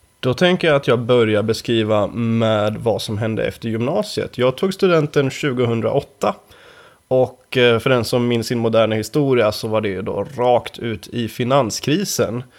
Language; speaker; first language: Swedish; native; Swedish